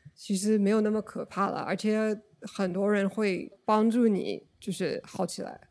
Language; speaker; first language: Chinese; non-native, fluent; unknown